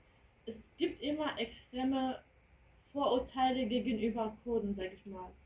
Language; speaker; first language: German; early bilingual, other home language; Kurdish